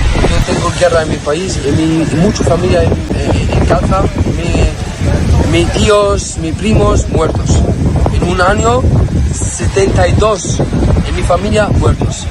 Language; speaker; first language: Spanish; non-native, learner; Arabic